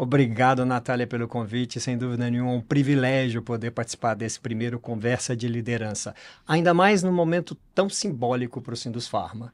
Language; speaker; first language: Portuguese; native; Portuguese